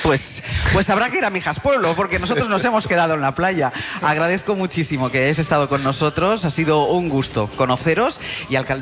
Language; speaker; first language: Spanish; native; Spanish